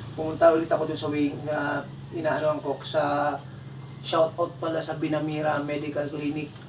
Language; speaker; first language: Filipino; non-native, local second language; Bikol